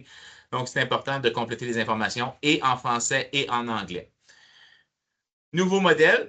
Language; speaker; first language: French; native; French